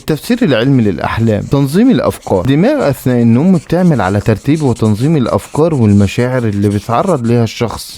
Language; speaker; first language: Arabic; native; Arabic